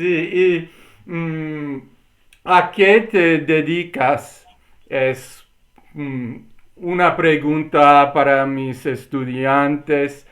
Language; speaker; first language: Spanish; non-native, learner; English